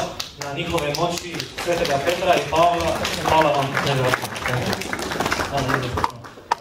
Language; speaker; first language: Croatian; early bilingual, heritage; Croatian